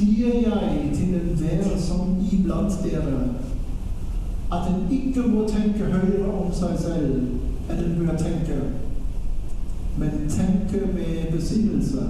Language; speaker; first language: Norwegian; non-native, fluent; German